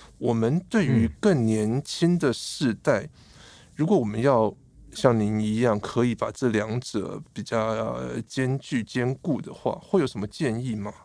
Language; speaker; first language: Chinese; native; Chinese